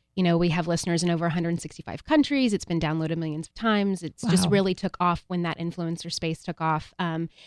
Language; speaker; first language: English; native; English